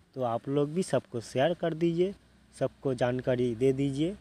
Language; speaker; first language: Hindi; non-native, local second language; Bangla